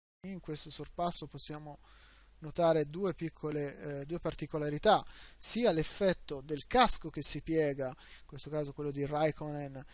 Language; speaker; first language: Italian; native; Italian